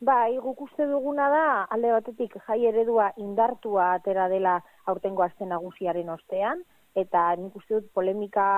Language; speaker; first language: Basque; native; Basque